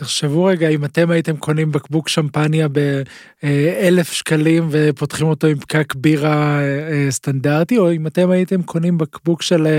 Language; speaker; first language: Hebrew; native; Hebrew